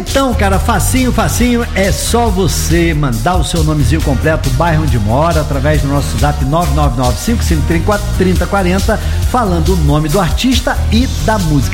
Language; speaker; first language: Portuguese; native; Portuguese